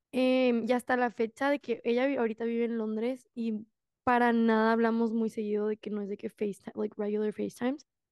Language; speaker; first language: Spanish; early bilingual, heritage; Spanish